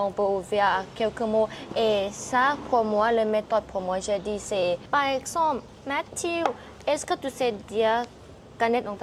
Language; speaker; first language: French; non-native, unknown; Thai